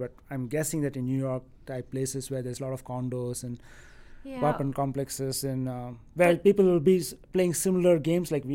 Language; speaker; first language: English; non-native, local second language; Tamil